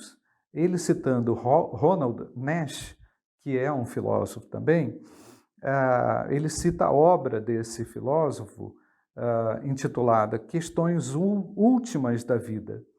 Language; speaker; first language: Portuguese; native; Portuguese